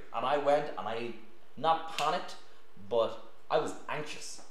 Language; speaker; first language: English; native; English